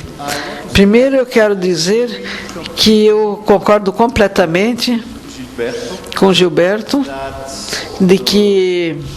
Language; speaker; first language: Portuguese; non-native, fluent; French